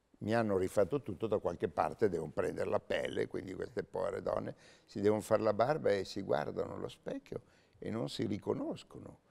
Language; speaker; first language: Italian; native; Italian